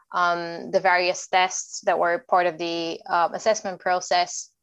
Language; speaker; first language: English; non-native, fluent; Bulgarian